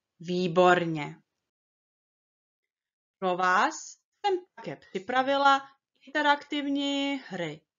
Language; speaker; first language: Czech; early bilingual, heritage; Czech